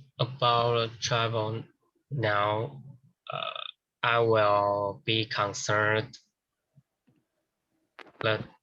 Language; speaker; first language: English; non-native, learner; Chinese